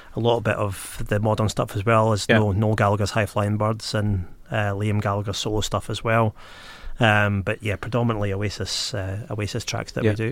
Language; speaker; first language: English; native; English